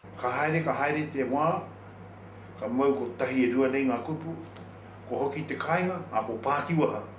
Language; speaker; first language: Māori; native; Māori